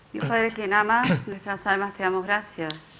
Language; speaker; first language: Spanish; native; Spanish